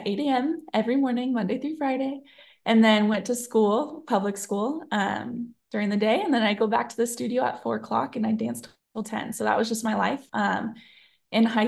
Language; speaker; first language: English; native; English